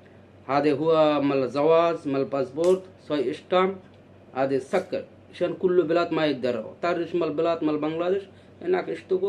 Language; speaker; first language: Arabic; non-native, learner; Bangla